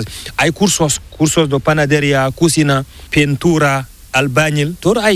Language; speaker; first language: Spanish; non-native, learner; Fula